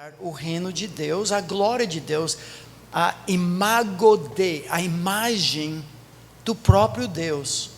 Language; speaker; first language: Portuguese; non-native, fluent; English